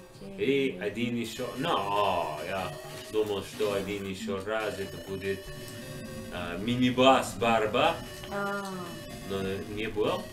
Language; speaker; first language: Russian; non-native, learner; English